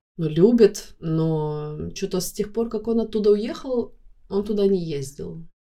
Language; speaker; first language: Russian; native; Russian